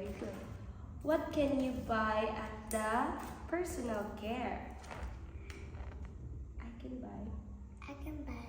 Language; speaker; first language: English; non-native, learner; Vietnamese